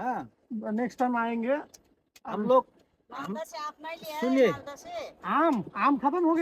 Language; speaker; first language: Hindi; non-native, local second language; Bangla